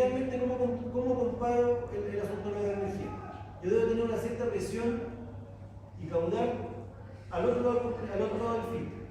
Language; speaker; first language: Spanish; native; Spanish